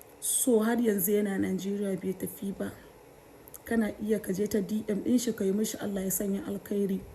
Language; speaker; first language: Hausa; non-native, local second language; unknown